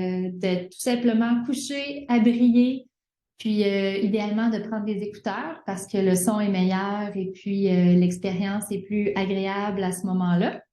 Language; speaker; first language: French; native; French